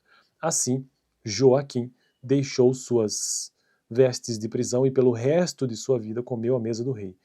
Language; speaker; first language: Portuguese; native; Portuguese